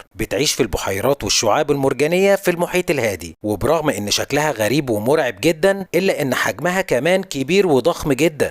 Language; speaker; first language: Arabic; native; Arabic